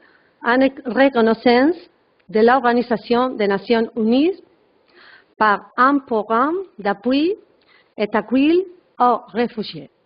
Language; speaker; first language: French; non-native, learner; Spanish